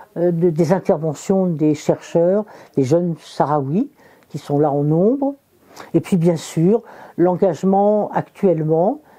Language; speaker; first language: French; native; French